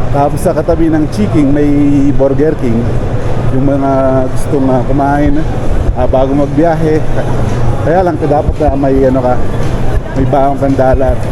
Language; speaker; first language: Filipino; non-native, local second language; Pampanga